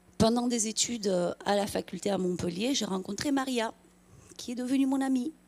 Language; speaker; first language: French; non-native, fluent; Romanian